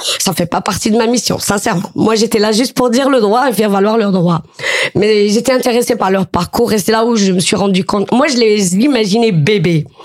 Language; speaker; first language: French; non-native, local second language; Arabic